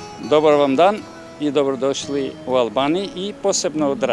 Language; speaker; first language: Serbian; non-native, learner; Albanian